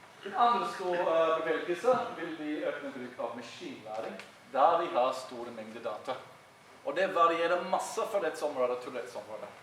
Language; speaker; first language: Norwegian; non-native, fluent; English